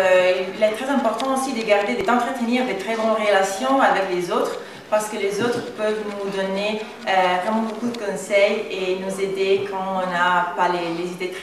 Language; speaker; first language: French; non-native, fluent; Italian